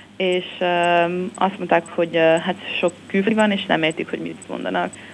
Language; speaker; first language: Hungarian; non-native, fluent; Spanish